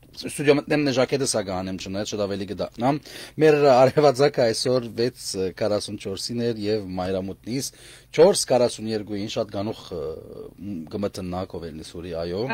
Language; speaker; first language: Armenian; native; Armenian